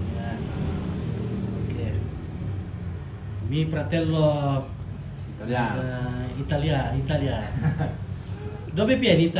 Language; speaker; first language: Italian; non-native, learner; Indonesian